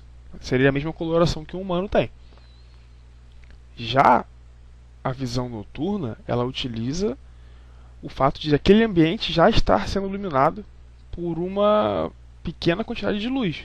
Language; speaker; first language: Portuguese; native; Portuguese